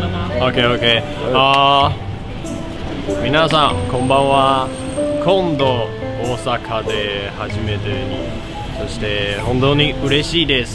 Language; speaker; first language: Japanese; non-native, learner; Chinese